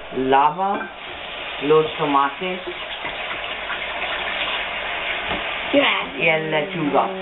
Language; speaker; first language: Spanish; non-native, learner; English